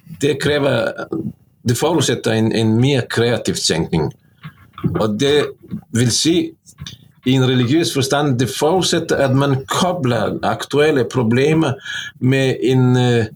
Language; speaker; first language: Norwegian; non-native, fluent; Bosnian